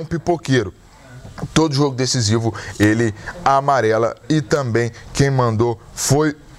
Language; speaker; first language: Portuguese; native; Portuguese